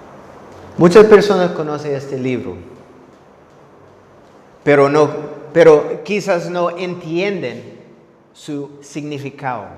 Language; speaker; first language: Spanish; non-native, fluent; English